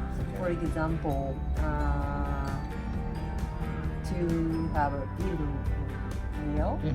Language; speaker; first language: English; non-native, learner; Japanese